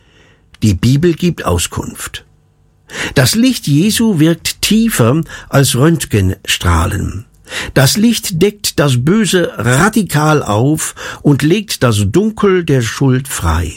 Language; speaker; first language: German; native; German